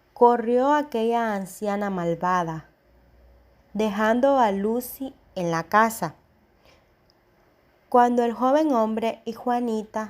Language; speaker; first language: Spanish; native; Spanish